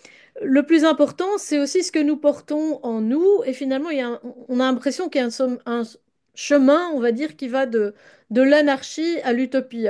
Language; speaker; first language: French; native; French